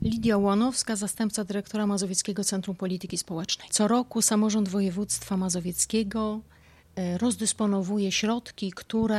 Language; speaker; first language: Polish; native; Polish